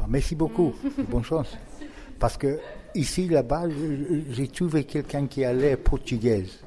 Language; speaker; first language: French; non-native, learner; English